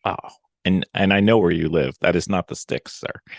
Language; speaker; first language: English; native; English